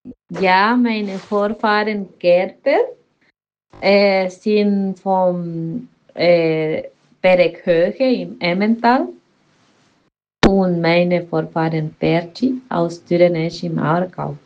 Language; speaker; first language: German; early bilingual, heritage; Spanish